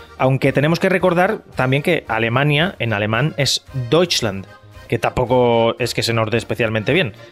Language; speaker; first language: Spanish; native; Spanish